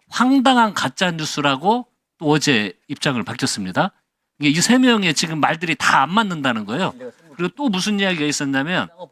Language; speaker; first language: Korean; native; Korean